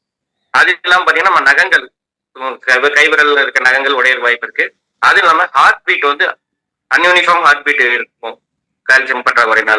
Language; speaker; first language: Tamil; native; Tamil